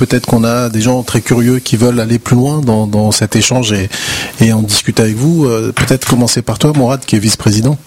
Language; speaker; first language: French; native; French